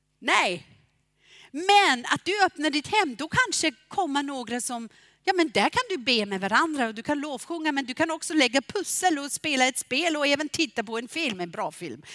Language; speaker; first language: Swedish; non-native, fluent; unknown